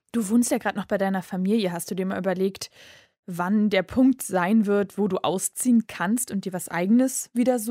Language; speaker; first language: German; native; German